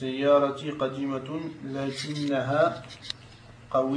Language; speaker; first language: Arabic; non-native, learner; French